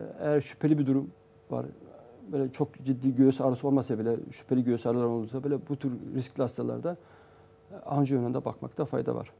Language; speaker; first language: Turkish; native; Turkish